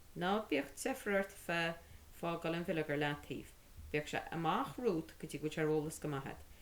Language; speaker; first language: Irish; native; Irish